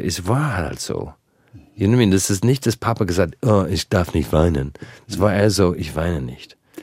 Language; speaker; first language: German; non-native, fluent; English